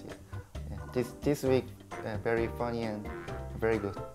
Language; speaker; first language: English; non-native, learner; Korean